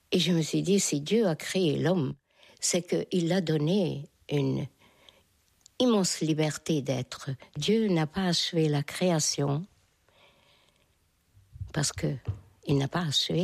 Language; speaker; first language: French; non-native, fluent; Hungarian